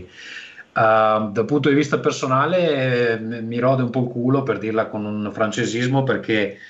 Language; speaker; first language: Italian; native; Italian